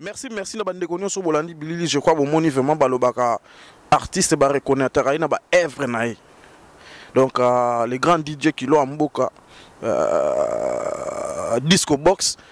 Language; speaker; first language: French; non-native, local second language; Lingala